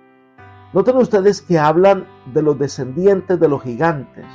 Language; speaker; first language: Spanish; native; Spanish